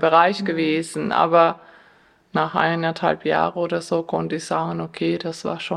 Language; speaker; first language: German; non-native, fluent; Spanish